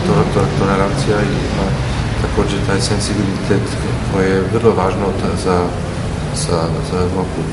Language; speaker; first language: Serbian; non-native, learner; German